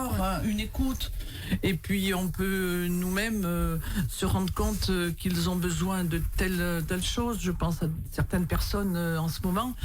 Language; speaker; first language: French; native; French